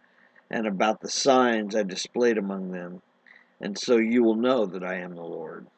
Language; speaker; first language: English; native; English